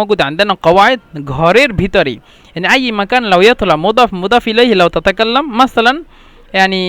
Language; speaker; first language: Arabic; non-native, fluent; Bangla